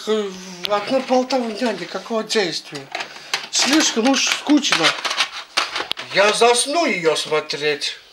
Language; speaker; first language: Russian; native; Russian